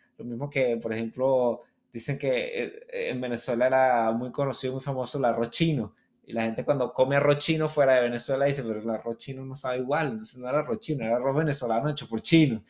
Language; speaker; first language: Spanish; native; Spanish